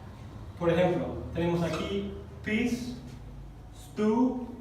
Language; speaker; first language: Spanish; non-native, fluent; English